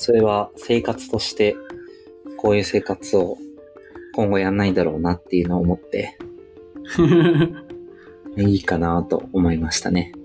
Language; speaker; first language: Japanese; native; Japanese